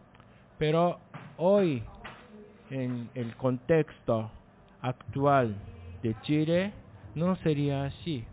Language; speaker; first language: Spanish; non-native, learner; Japanese